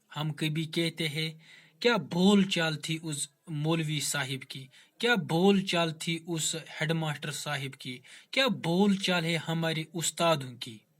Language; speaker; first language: Urdu; non-native, local second language; Kashmiri